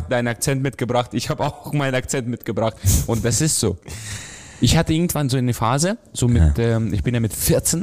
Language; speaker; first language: German; non-native, fluent; Romanian